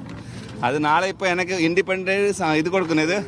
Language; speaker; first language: Malayalam; non-native, learner; Kannada